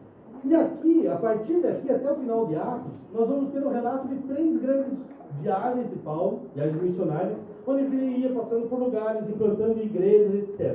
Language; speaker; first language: Portuguese; native; Portuguese